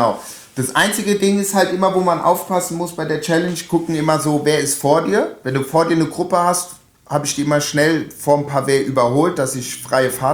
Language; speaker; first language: German; native; German